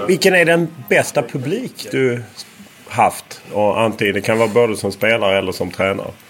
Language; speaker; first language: Swedish; native; Swedish